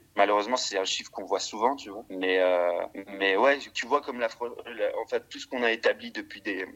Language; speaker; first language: French; native; French